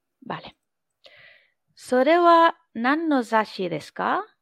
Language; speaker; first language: Japanese; non-native, fluent; Spanish